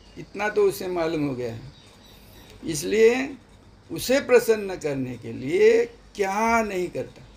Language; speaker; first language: Hindi; non-native, local second language; Marathi